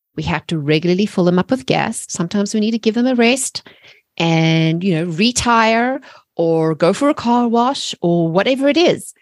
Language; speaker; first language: English; native; English